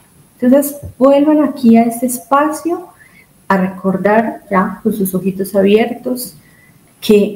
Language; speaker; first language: Spanish; native; Spanish